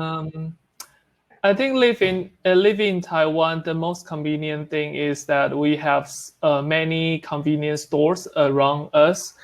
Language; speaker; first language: English; non-native, learner; Chinese